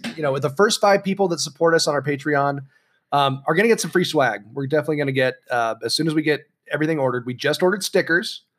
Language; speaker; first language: English; native; English